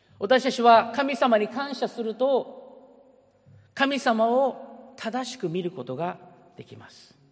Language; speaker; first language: Japanese; early bilingual, heritage; Japanese